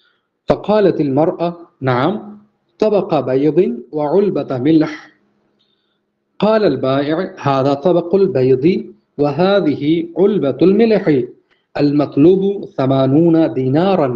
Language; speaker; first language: Arabic; non-native, fluent; Urdu